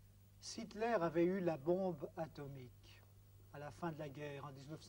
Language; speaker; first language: French; native; French